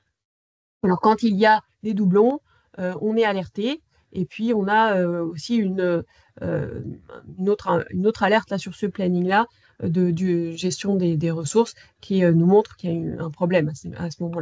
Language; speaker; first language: French; native; French